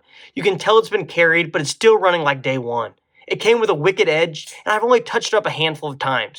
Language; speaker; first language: English; native; English